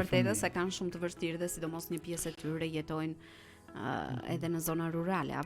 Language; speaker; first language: Albanian; native; Albanian